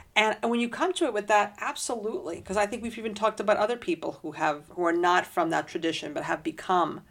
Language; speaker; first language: English; early bilingual, heritage; Spanish